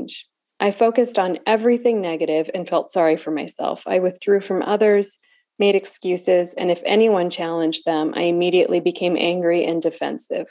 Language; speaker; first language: English; native; English